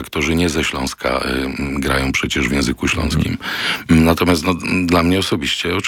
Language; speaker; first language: Polish; non-native, local second language; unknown